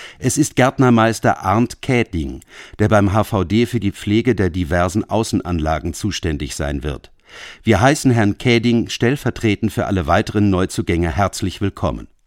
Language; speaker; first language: German; native; German